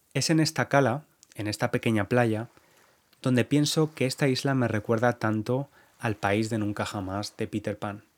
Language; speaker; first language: Spanish; native; Spanish